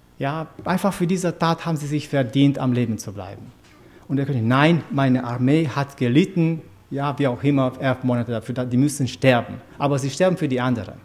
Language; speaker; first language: German; non-native, fluent; Romanian